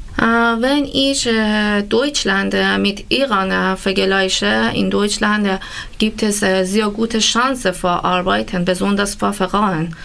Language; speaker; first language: German; non-native, learner; Persian